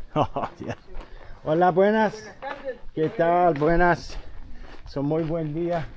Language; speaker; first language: Spanish; non-native, learner; English